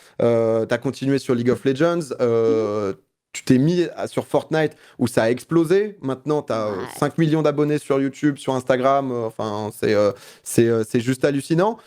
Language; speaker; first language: French; native; French